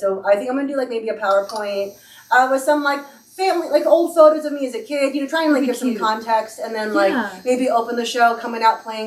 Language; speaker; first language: English; native; English